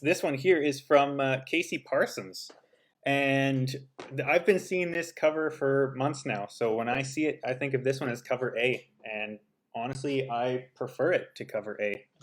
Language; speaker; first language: English; native; English